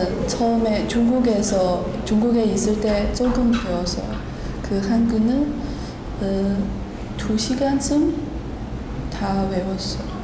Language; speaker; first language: Korean; non-native, learner; Chinese